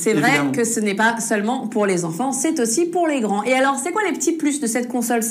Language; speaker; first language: French; native; French